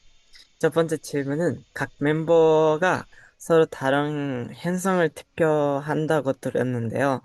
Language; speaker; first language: Korean; non-native, learner; Spanish